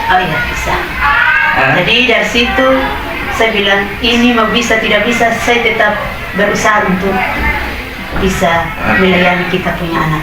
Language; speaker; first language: Indonesian; non-native, local second language; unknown